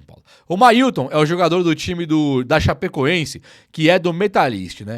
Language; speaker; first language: Portuguese; native; Portuguese